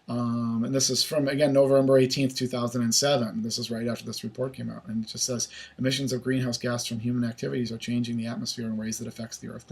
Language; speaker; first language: English; native; English